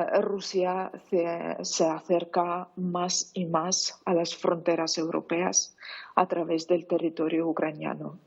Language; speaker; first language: Spanish; non-native, fluent; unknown